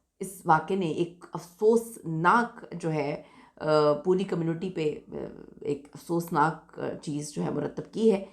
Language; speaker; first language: Urdu; native; Urdu